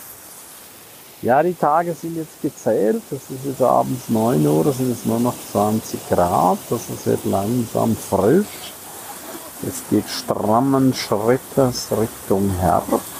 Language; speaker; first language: German; native; German